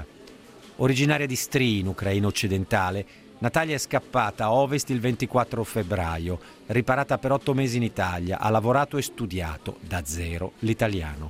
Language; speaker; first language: Italian; native; Italian